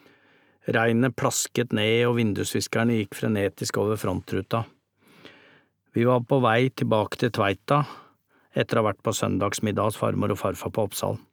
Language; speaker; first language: Norwegian; native; Norwegian